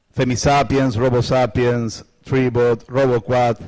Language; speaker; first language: English; non-native, learner; Spanish